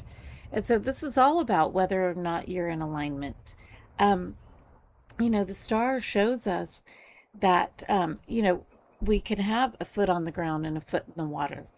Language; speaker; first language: English; native; English